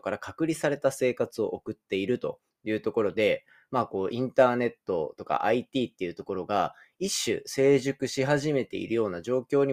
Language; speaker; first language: Japanese; native; Japanese